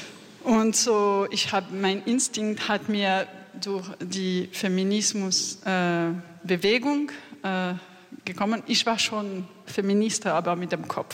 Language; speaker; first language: German; non-native, learner; French